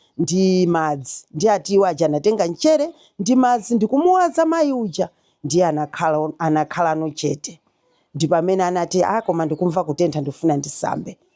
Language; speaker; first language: Nyanja; native; Nyanja